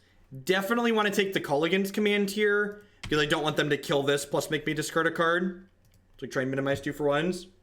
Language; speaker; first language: English; native; English